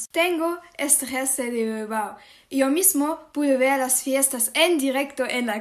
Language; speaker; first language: Spanish; non-native, learner; German